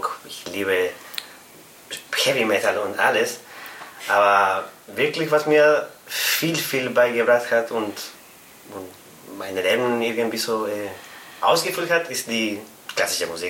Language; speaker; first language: German; non-native, fluent; Spanish